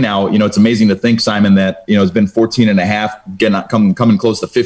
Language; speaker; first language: English; early bilingual, other home language; Romanian